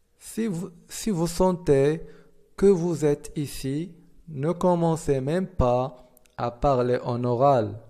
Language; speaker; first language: French; non-native, fluent; Arabic